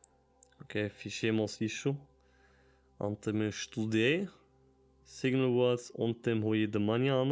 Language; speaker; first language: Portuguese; non-native, learner; German